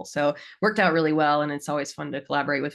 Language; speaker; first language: English; native; English